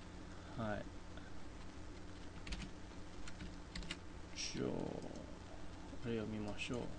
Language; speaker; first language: Japanese; non-native, fluent; English